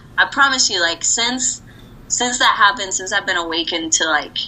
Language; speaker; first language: English; early bilingual, other home language; Spanish